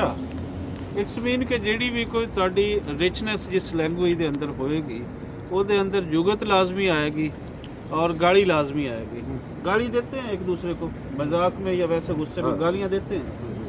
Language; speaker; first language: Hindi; non-native, local second language; Punjabi